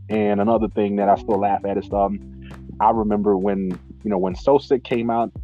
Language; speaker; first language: English; non-native, local second language; Shona